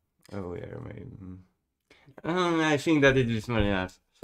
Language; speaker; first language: English; non-native, fluent; Polish